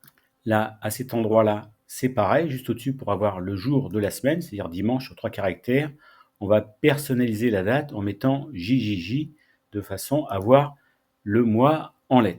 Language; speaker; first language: French; native; French